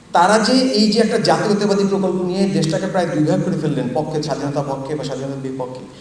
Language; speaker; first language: Bangla; native; Bangla